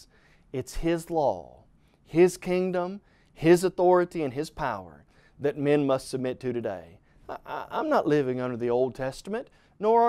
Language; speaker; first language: English; native; English